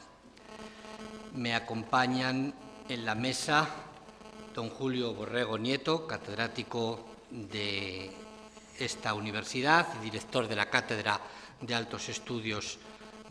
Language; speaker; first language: Spanish; native; Spanish